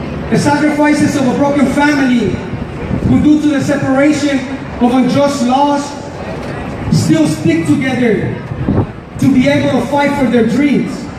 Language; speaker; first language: English; early bilingual, other home language; Spanish